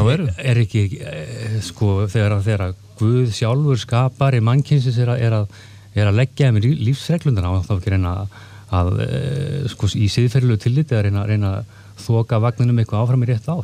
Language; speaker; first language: Icelandic; native; Icelandic